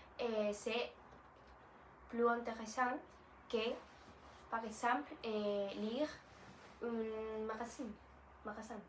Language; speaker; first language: French; non-native, learner; Spanish